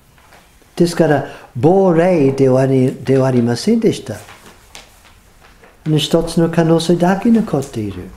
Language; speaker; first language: Japanese; non-native, fluent; English